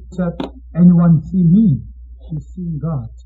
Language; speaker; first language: English; non-native, fluent; Korean